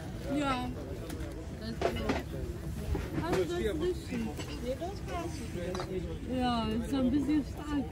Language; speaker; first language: German; non-native, learner; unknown